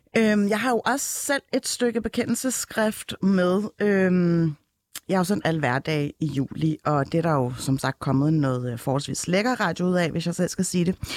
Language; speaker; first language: Danish; early bilingual, other home language; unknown